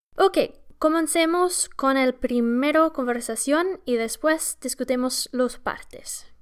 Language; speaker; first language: Spanish; non-native, learner; English